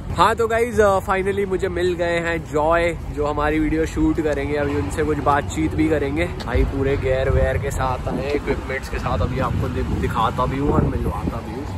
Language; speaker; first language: Hindi; native; Hindi